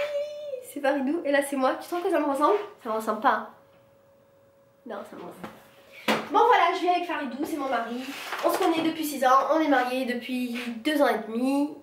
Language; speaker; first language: French; native; French